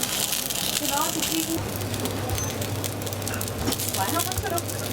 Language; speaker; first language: German; non-native, fluent; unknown